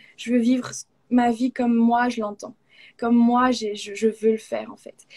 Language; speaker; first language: French; native; French